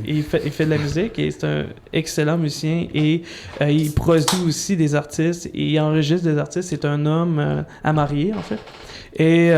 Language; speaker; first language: French; native; French